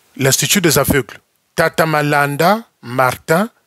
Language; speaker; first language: French; non-native, local second language; Lingala